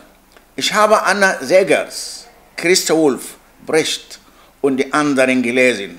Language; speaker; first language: German; non-native, learner; Arabic